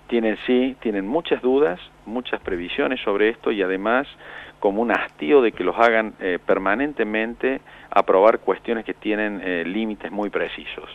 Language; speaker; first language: Spanish; native; Spanish